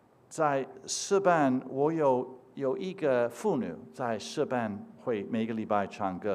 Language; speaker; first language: Chinese; non-native, fluent; English